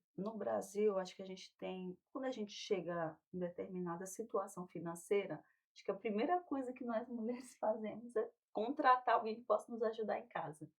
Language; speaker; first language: Portuguese; native; Portuguese